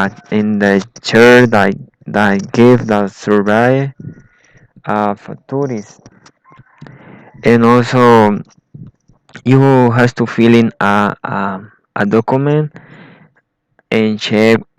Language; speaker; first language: English; non-native, learner; Spanish